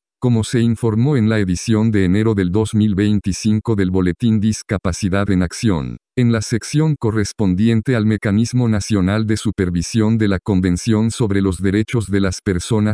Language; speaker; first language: Spanish; native; Spanish